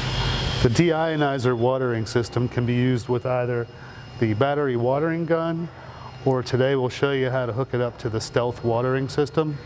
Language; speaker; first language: English; native; English